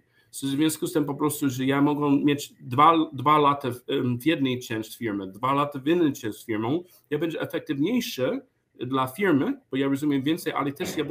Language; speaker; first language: Polish; non-native, learner; English